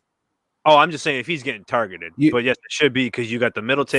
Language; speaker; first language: English; native; English